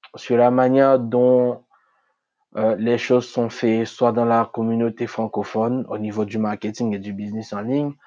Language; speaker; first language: French; non-native, local second language; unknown